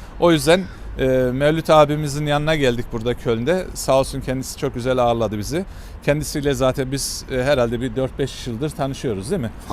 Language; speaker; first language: Turkish; native; Turkish